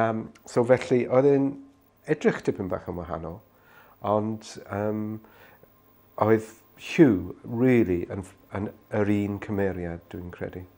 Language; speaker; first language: Welsh; non-native, fluent; English